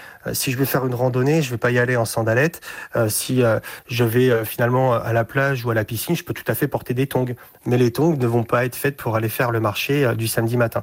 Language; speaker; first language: French; native; French